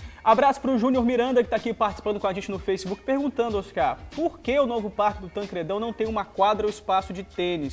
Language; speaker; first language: Portuguese; native; Portuguese